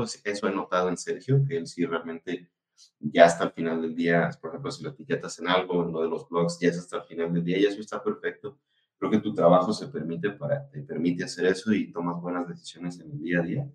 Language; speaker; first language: Spanish; native; Spanish